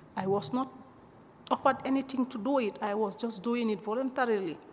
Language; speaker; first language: English; non-native, local second language; Mandingo